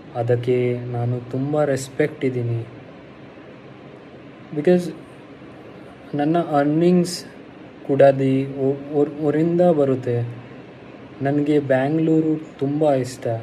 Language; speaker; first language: Kannada; non-native, learner; Hindi